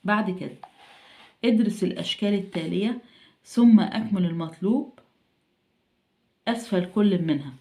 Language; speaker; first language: Arabic; native; Arabic